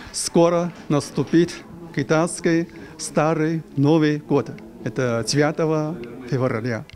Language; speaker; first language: Russian; non-native, learner; Chinese